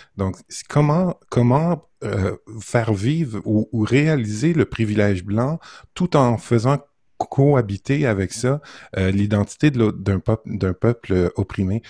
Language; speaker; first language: French; native; French